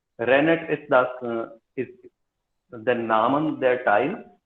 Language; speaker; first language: German; non-native, learner; Hindi